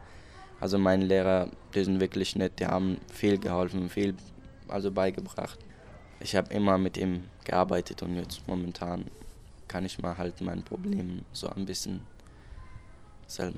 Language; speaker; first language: German; non-native, learner; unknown